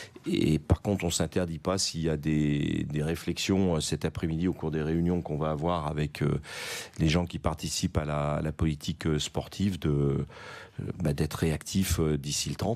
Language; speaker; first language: French; native; French